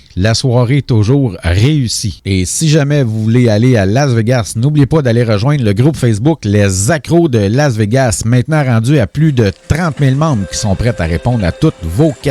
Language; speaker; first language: French; native; French